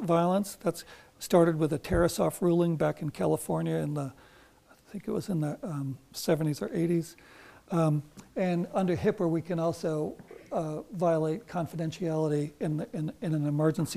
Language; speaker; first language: English; native; English